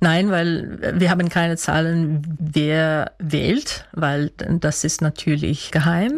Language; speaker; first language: German; non-native, fluent; Dutch